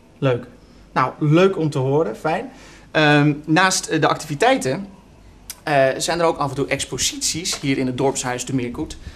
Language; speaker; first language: Dutch; native; Dutch